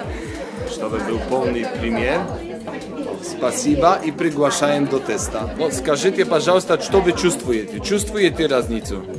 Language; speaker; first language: Russian; non-native, fluent; Polish